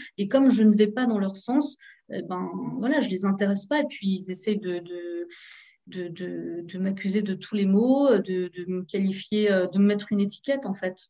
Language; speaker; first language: French; early bilingual, other home language; Turkish